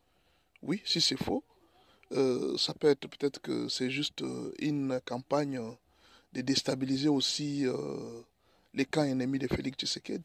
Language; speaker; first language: French; non-native, local second language; Lingala